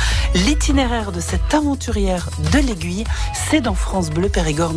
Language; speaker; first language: French; native; French